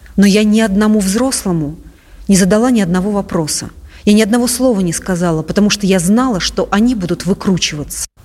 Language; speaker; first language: Russian; native; Russian